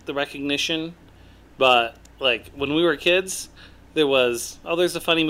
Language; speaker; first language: English; native; English